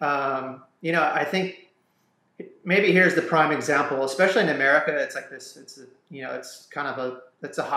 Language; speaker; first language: English; native; English